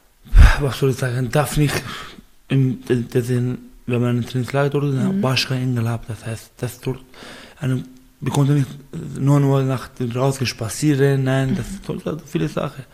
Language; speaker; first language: German; non-native, learner; Persian